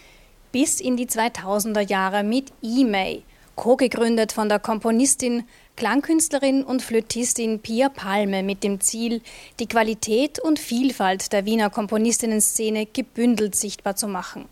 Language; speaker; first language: German; native; German